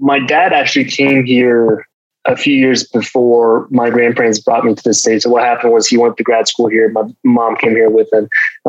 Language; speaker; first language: English; early bilingual, other home language; Chinese